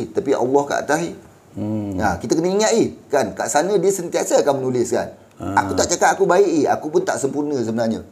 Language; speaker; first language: Malay; native; Malay